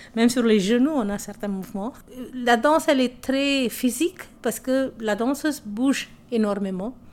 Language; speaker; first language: French; non-native, local second language; Tamil